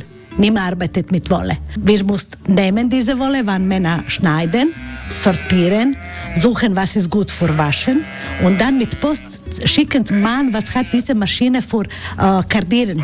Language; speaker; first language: German; non-native, learner; Croatian